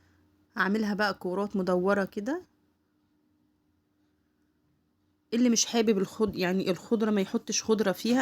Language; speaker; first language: Arabic; native; Arabic